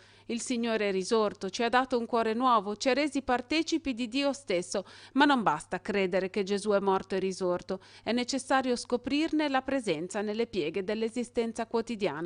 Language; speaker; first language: Italian; native; Italian